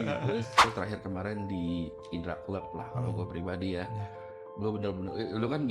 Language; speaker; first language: Indonesian; native; Indonesian